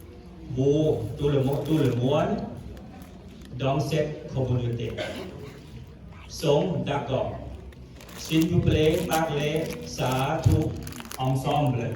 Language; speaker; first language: French; non-native, learner; Thai